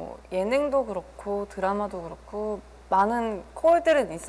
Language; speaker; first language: Korean; native; Korean